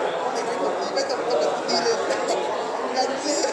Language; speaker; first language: Vietnamese; native; Vietnamese